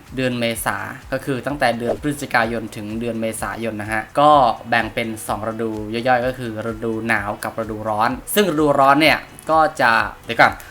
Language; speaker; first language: Thai; non-native, fluent; Khmer